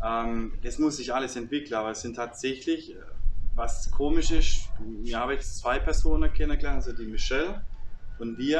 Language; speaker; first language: German; native; German